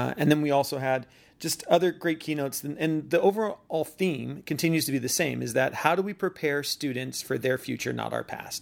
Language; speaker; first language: English; native; English